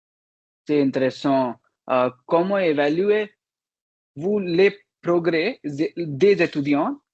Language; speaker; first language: French; non-native, learner; Hindi